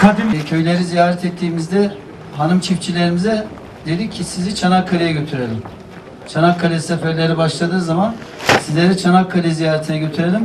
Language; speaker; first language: Turkish; native; Turkish